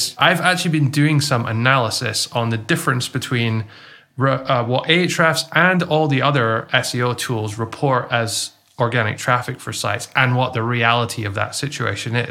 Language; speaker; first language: English; native; English